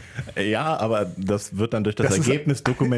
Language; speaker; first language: German; native; German